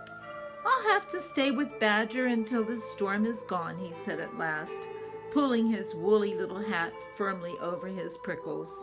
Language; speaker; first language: English; native; English